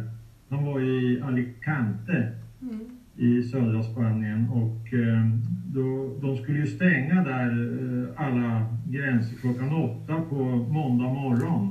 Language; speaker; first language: Swedish; native; Swedish